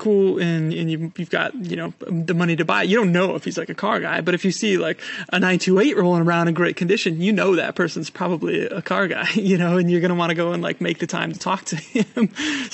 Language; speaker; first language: English; native; English